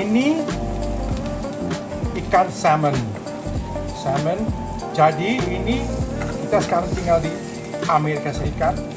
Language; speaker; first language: Indonesian; early bilingual, heritage; Dutch